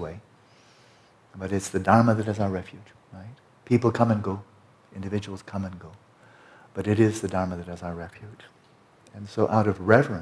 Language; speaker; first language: English; native; English